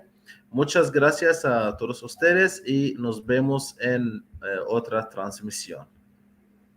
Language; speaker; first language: Spanish; non-native, fluent; Arabic